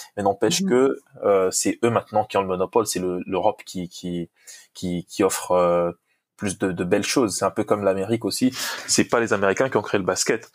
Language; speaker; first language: French; non-native, local second language; Lingala